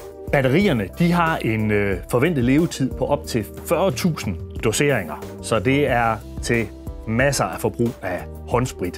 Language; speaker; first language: Danish; native; Danish